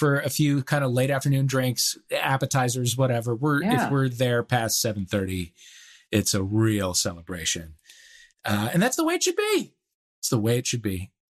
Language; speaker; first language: English; native; English